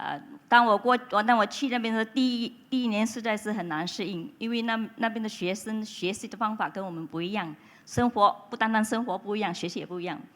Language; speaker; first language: Chinese; non-native, local second language; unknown